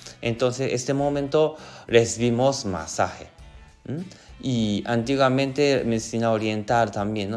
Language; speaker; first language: Spanish; non-native, learner; Japanese